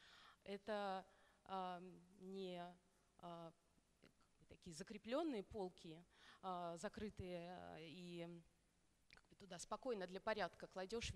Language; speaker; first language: Russian; native; Russian